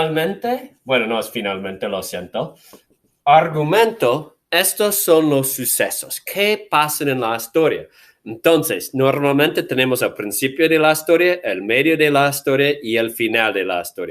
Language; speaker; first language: Spanish; non-native, fluent; English